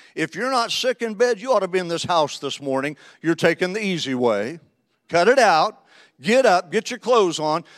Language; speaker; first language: English; native; English